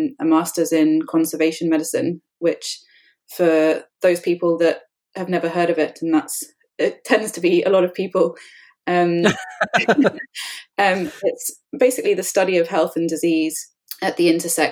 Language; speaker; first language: English; native; English